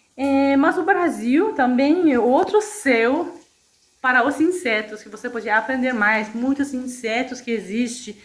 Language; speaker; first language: Portuguese; non-native, fluent; Persian